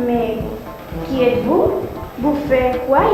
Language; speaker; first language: French; non-native, learner; Spanish